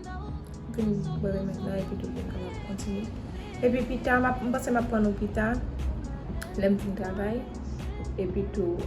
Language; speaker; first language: French; non-native, learner; Haitian Creole